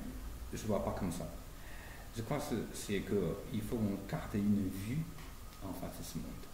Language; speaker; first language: French; non-native, fluent; Chinese